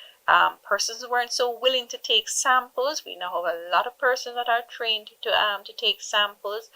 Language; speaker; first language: English; native; English